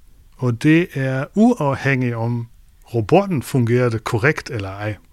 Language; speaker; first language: Danish; non-native, fluent; German